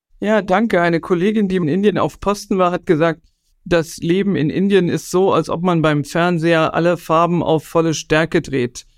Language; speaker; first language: German; native; German